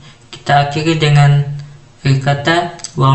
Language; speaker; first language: Indonesian; native; Indonesian